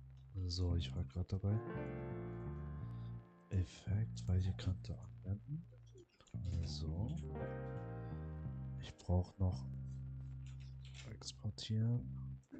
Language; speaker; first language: German; native; German